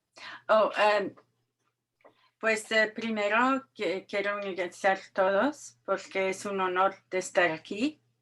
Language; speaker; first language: Spanish; non-native, learner; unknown